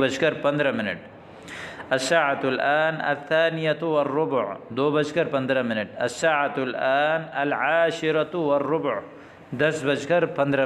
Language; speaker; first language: Arabic; non-native, fluent; Urdu